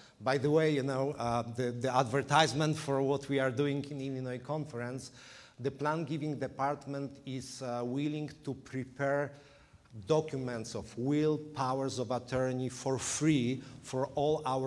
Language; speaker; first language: English; non-native, fluent; Polish